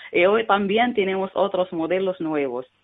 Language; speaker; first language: Spanish; non-native, learner; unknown